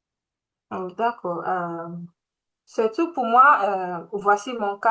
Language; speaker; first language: French; non-native, learner; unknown